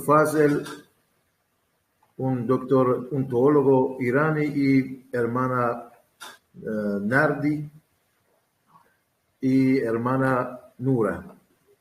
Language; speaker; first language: Spanish; non-native, learner; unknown